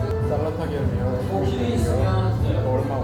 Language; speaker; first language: Turkish; non-native, learner; Korean